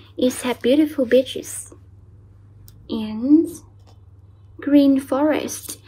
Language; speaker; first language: English; non-native, fluent; Vietnamese